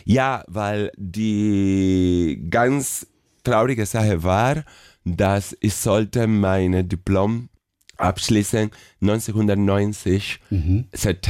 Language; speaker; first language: German; non-native, fluent; Spanish